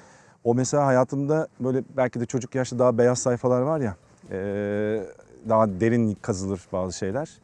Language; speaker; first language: Turkish; native; Turkish